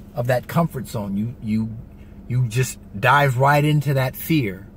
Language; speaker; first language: English; native; English